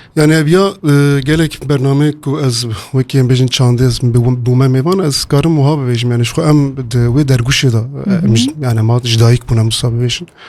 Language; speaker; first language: Kurdish; native; Kurdish